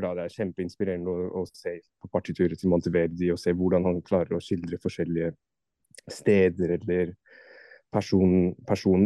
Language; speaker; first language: Norwegian; non-native, fluent; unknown